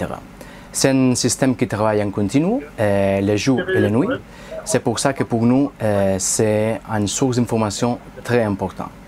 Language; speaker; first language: French; non-native, learner; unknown